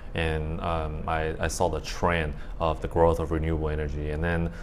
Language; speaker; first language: English; early bilingual, other home language; Chinese